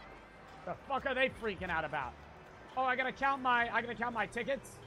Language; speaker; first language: English; native; English